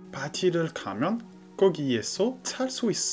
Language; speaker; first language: Korean; non-native, fluent; French